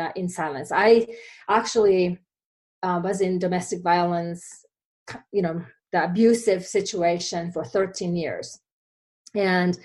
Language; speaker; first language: English; non-native, fluent; Japanese